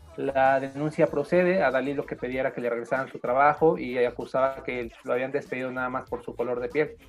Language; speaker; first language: Spanish; native; Spanish